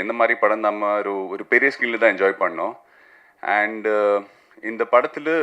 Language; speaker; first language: Tamil; non-native, fluent; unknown